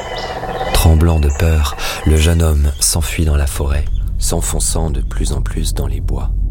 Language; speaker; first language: French; native; French